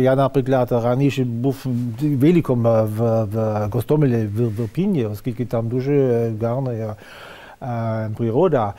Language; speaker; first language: Ukrainian; non-native, fluent; German